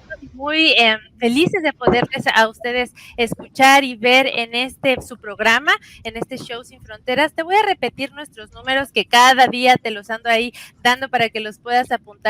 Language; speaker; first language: Spanish; native; Spanish